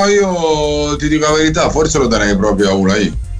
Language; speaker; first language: Italian; native; Italian